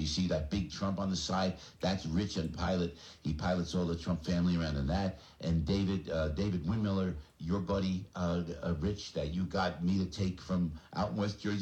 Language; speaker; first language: English; native; English